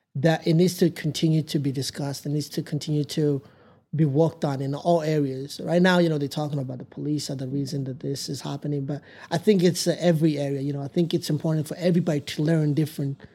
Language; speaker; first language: English; non-native, local second language; Rundi